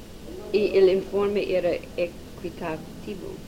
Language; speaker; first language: Spanish; non-native, learner; English